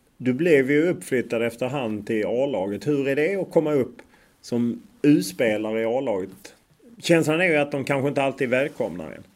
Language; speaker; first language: Swedish; native; Swedish